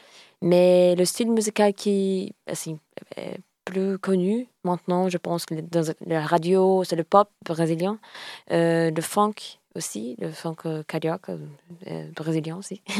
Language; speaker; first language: French; non-native, learner; Portuguese